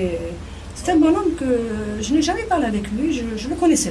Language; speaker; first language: French; non-native, local second language; Kabyle